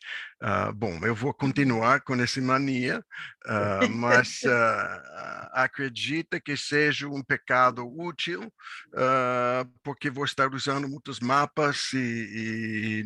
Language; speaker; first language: Portuguese; non-native, fluent; English